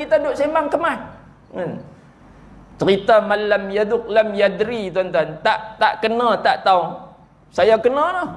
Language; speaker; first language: Malay; native; Malay